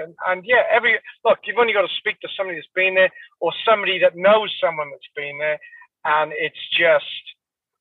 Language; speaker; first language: English; native; English